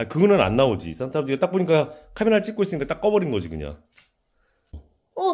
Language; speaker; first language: Korean; native; Korean